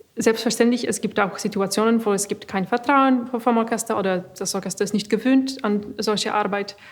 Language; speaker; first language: German; non-native, fluent; Polish